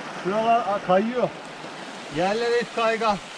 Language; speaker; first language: Turkish; native; Turkish